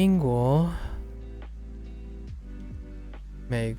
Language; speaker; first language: Chinese; non-native, learner; English